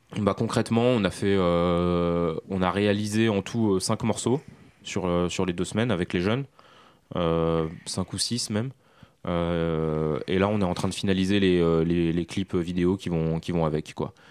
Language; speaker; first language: French; native; French